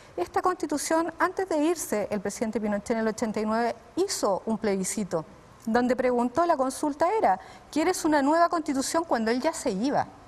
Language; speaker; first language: Spanish; native; Spanish